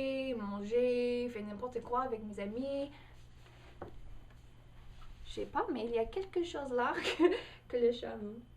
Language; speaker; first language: French; non-native, fluent; English